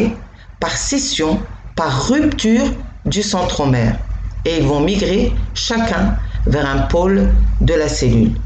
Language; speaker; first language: French; non-native, local second language; Arabic